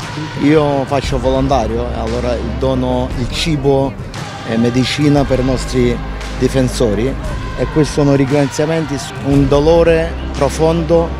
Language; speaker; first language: Italian; non-native, learner; Ukrainian